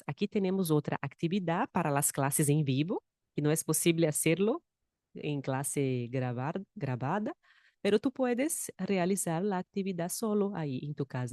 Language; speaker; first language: Spanish; non-native, fluent; Portuguese